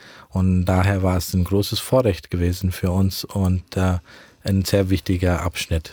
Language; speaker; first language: German; early bilingual, heritage; German